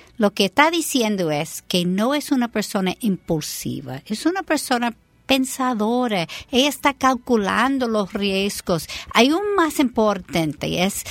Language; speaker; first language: Spanish; non-native, fluent; English